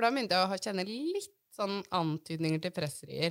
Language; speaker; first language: Norwegian; native; Norwegian